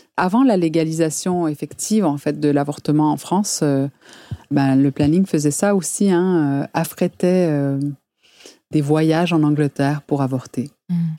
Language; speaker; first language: French; native; French